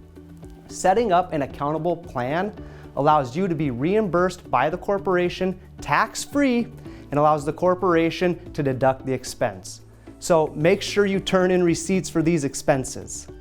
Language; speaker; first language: English; native; English